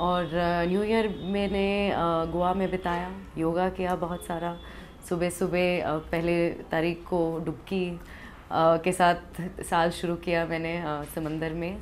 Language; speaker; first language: Hindi; early bilingual, heritage; Hindi